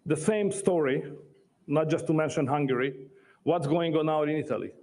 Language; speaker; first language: English; non-native, fluent; Hungarian